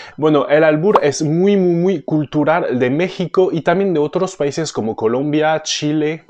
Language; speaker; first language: Spanish; non-native, fluent; French